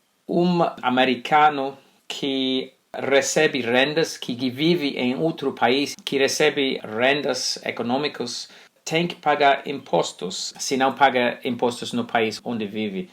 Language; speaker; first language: Portuguese; non-native, fluent; English